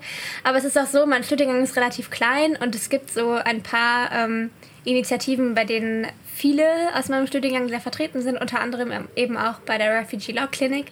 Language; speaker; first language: German; native; German